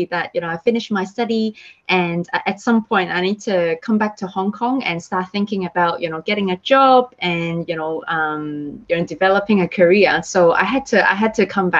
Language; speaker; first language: English; non-native, local second language; Cantonese